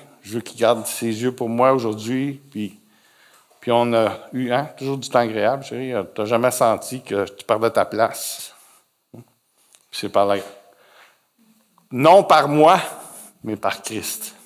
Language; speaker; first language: French; native; French